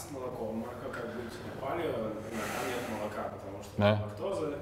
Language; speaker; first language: Russian; native; Russian